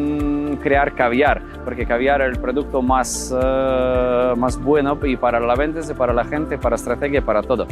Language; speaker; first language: Spanish; non-native, learner; Russian